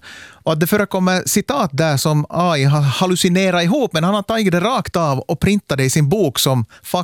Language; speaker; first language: Swedish; native; Swedish